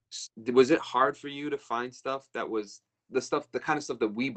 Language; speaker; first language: English; native; English